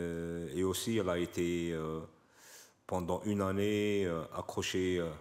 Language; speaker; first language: French; non-native, local second language; Arabic